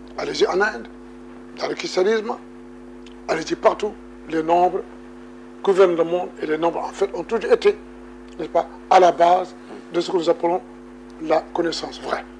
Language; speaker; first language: French; non-native, local second language; Wolof